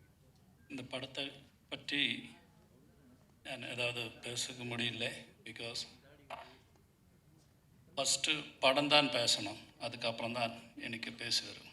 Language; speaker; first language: Tamil; non-native, learner; Malayalam